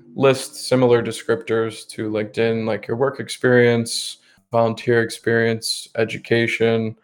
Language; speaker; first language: English; native; English